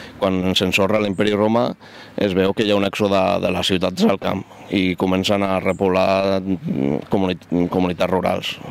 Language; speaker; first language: Catalan; non-native, local second language; Spanish